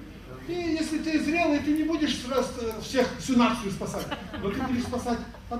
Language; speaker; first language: Russian; native; Russian